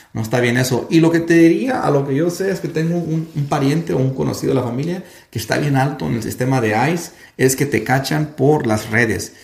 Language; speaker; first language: Spanish; early bilingual, heritage; Spanish